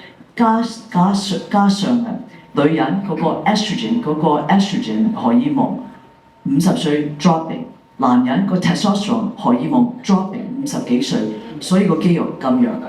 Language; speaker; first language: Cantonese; early bilingual, heritage; English